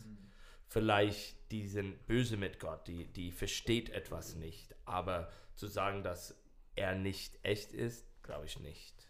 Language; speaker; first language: German; non-native, learner; English